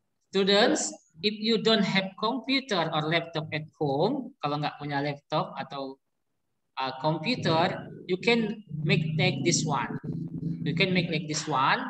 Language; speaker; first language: English; non-native, learner; Indonesian